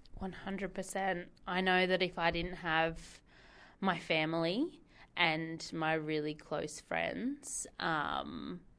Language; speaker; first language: English; native; English